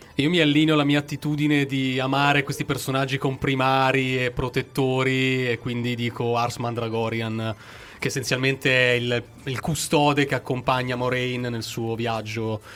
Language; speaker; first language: Italian; native; Italian